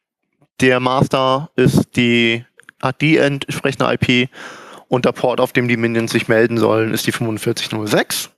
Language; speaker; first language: German; native; German